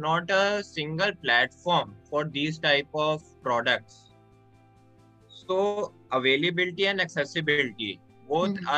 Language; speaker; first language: English; non-native, local second language; Hindi